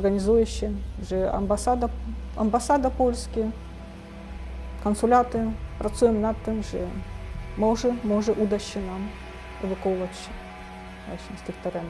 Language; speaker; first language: Polish; non-native, fluent; Russian